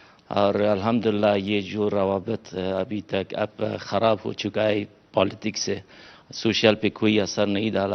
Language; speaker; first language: Hindi; non-native, fluent; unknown